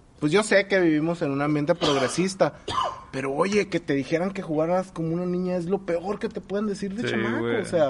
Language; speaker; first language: Spanish; native; Spanish